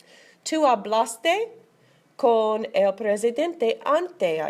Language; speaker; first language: Spanish; non-native, fluent; English